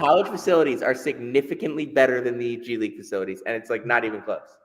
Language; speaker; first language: English; native; English